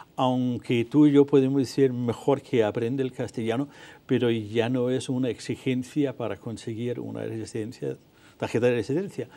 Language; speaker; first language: Spanish; non-native, fluent; Danish